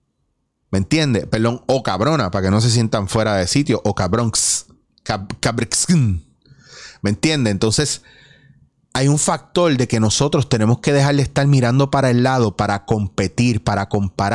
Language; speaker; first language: Spanish; native; Spanish